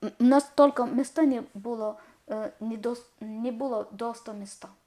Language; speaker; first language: Ukrainian; non-native, learner; Malayalam